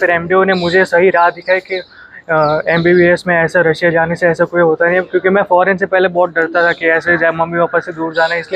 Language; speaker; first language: Hindi; non-native, local second language; Gujarati